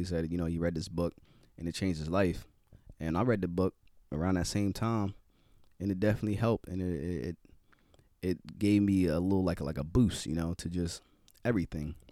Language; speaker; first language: English; native; English